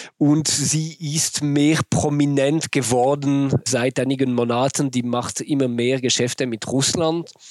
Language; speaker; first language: German; non-native, local second language; French